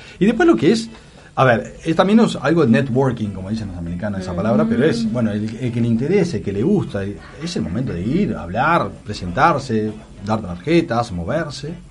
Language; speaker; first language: Spanish; native; Spanish